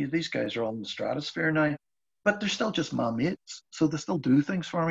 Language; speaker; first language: English; native; English